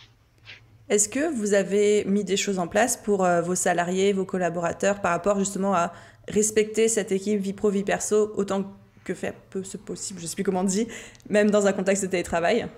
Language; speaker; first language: French; native; French